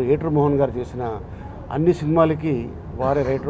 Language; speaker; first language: Telugu; native; Telugu